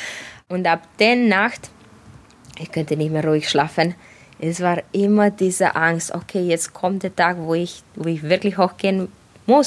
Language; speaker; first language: German; non-native, fluent; Romanian